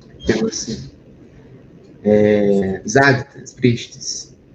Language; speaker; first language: German; non-native, learner; Portuguese